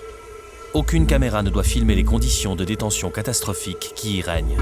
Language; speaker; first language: French; native; French